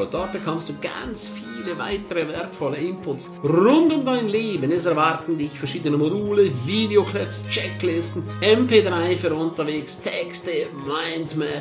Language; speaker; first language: German; native; German